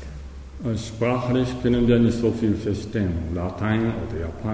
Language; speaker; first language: German; non-native, learner; Japanese